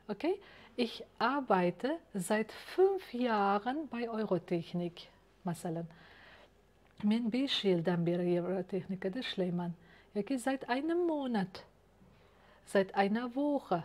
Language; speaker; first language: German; non-native, fluent; Uzbek